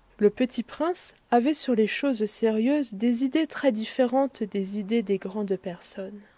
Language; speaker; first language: French; native; French